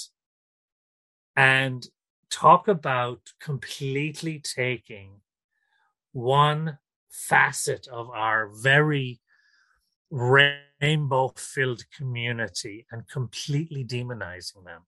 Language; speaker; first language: English; native; English